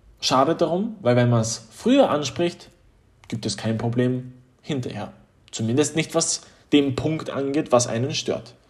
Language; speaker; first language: German; early bilingual, other home language; Polish